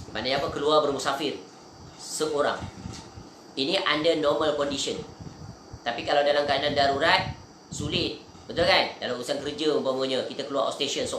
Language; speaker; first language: Malay; native; Malay